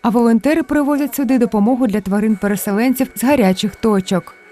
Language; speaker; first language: Ukrainian; native; Ukrainian